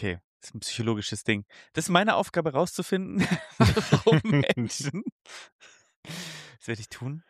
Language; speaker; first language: German; native; German